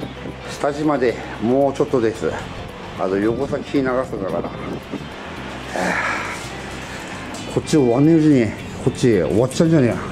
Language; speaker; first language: Japanese; native; Japanese